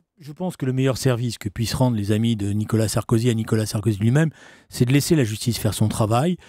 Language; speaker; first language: French; native; French